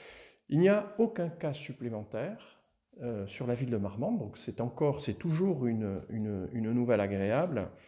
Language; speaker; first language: French; native; French